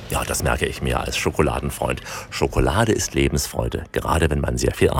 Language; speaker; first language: German; native; German